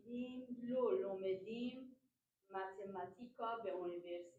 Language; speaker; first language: Hebrew; non-native, learner; English